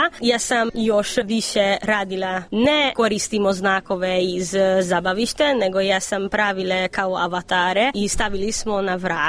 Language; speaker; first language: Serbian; non-native, local second language; Hungarian